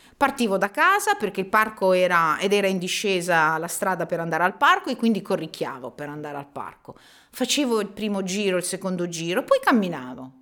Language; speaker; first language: Italian; native; Italian